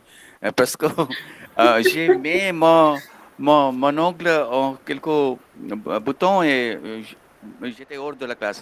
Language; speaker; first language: French; non-native, fluent; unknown